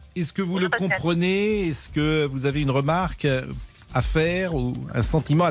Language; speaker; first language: French; native; French